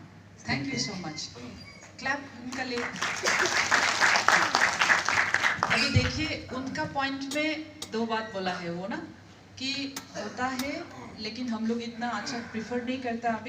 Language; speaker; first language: Hindi; non-native, local second language; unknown